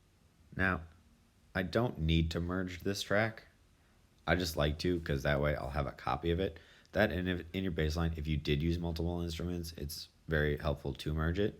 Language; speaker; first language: English; native; English